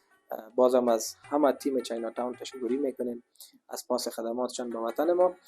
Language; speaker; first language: Persian; native; Persian